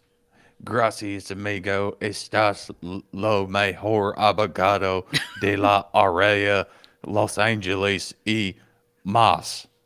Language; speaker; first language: Spanish; non-native, learner; English